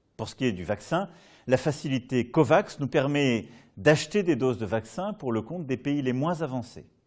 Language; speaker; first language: French; native; French